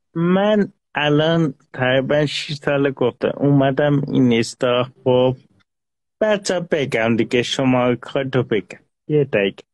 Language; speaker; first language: Persian; non-native, local second language; Azerbaijani